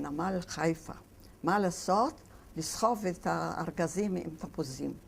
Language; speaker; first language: Hebrew; non-native, fluent; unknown